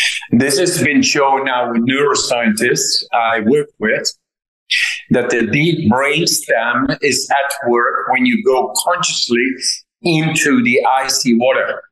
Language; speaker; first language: English; non-native, fluent; Dutch